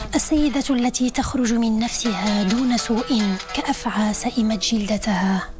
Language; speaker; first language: Arabic; native; Arabic